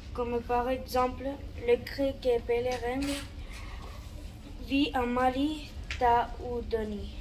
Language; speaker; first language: French; non-native, learner; Catalan